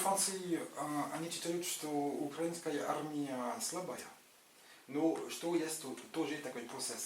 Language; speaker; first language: Russian; non-native, fluent; French